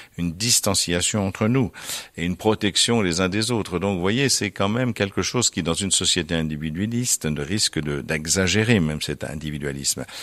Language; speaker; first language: French; native; French